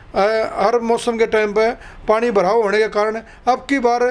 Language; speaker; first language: Hindi; native; Hindi